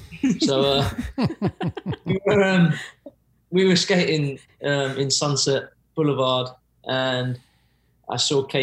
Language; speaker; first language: English; native; English